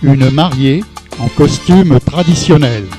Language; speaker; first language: French; native; French